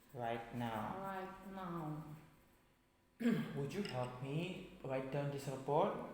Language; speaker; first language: English; non-native, fluent; Indonesian